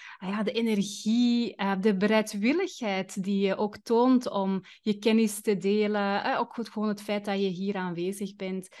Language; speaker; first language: Dutch; native; Dutch